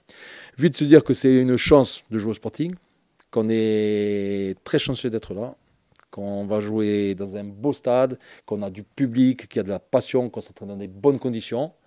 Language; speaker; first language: French; native; French